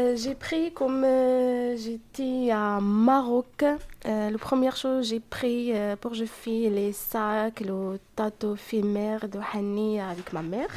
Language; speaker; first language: French; non-native, learner; Arabic